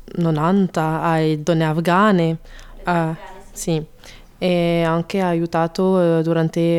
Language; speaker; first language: Italian; non-native, learner; French